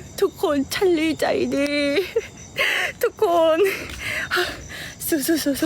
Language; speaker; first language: Thai; non-native, learner; Korean